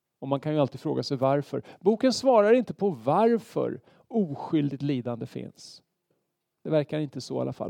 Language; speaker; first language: Swedish; native; Swedish